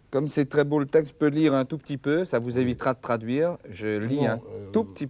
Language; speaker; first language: French; native; French